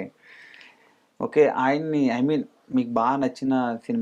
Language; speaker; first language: Telugu; native; Telugu